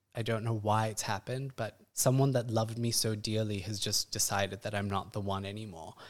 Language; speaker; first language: English; native; English